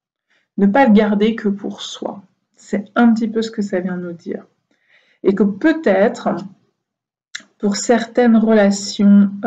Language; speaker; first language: French; native; French